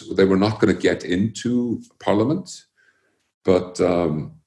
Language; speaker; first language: English; early bilingual, other home language; Icelandic